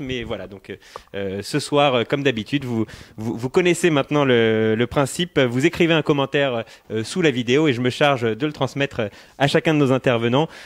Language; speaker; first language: French; native; French